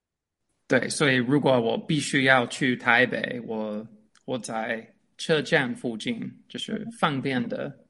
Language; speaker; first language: Chinese; non-native, fluent; English